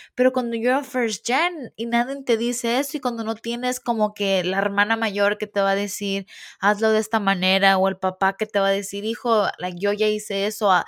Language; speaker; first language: Spanish; early bilingual, heritage; Spanish